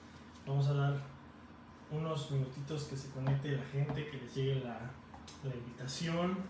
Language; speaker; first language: Spanish; native; Spanish